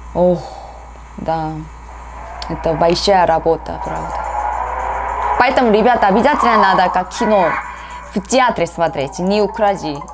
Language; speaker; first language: Russian; non-native, learner; Korean